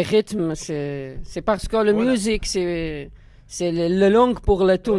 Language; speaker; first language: French; non-native, learner; Arabic